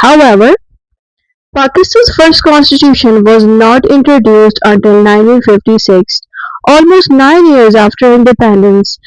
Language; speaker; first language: English; non-native, local second language; Urdu